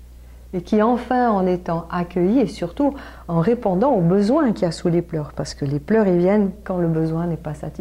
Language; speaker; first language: French; native; French